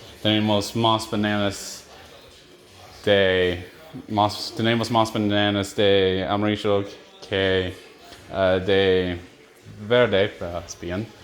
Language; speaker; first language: Spanish; non-native, learner; English